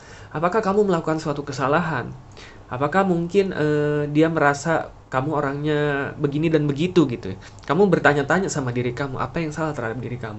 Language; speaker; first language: Indonesian; native; Indonesian